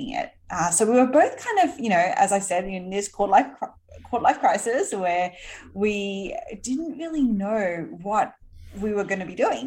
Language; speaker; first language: English; native; English